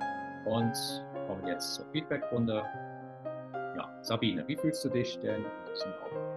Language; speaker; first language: German; native; German